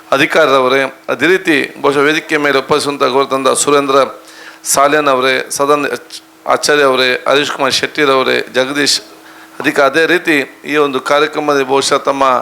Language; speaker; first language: Kannada; non-native, local second language; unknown